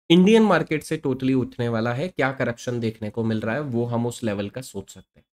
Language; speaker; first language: Hindi; native; Hindi